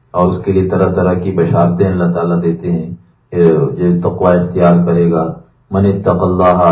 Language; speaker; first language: Urdu; native; Urdu